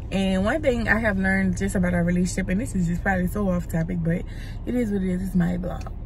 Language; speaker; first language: English; native; English